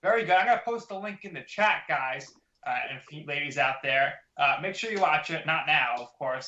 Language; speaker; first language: English; native; English